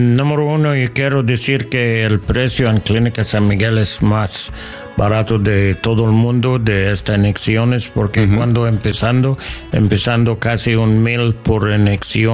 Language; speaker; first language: Spanish; non-native, learner; English